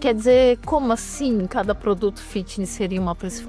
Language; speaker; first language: Portuguese; native; Portuguese